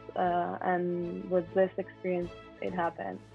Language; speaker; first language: English; non-native, fluent; Spanish